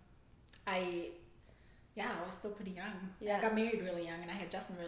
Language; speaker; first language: English; non-native, fluent; German